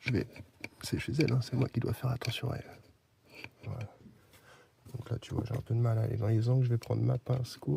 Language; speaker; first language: French; native; French